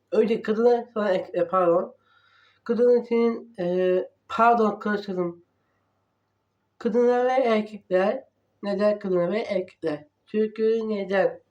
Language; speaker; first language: Turkish; non-native, learner; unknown